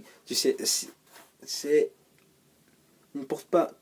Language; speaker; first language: French; non-native, learner; English